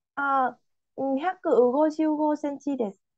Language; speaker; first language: Japanese; non-native, learner; Vietnamese